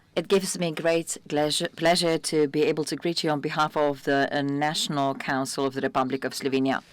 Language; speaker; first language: English; non-native, fluent; Slovenian